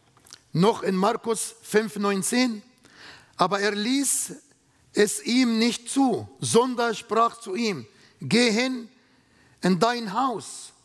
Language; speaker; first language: German; non-native, fluent; Arabic